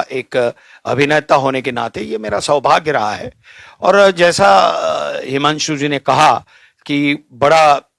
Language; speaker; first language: Hindi; native; Hindi